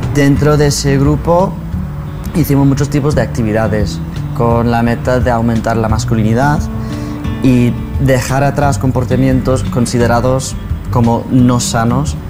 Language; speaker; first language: Spanish; non-native, fluent; English